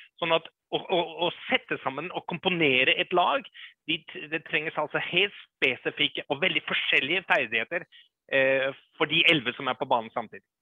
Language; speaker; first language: Norwegian; early bilingual, other home language; English